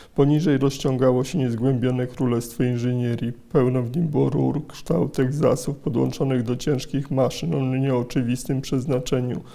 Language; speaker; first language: Polish; native; Polish